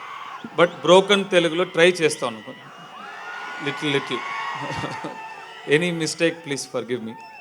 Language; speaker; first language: Telugu; non-native, learner; Tamil